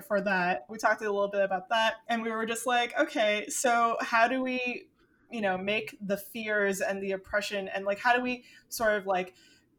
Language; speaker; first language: English; non-native, local second language; Cantonese